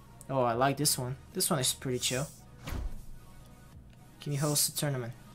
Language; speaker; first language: English; non-native, fluent; Bulgarian